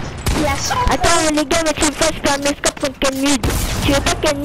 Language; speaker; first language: French; native; French